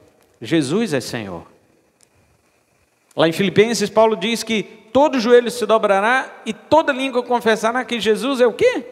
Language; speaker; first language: Portuguese; native; Portuguese